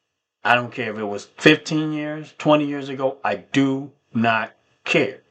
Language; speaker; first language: English; native; English